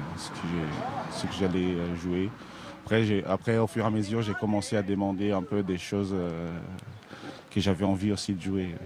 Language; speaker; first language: French; non-native, fluent; Portuguese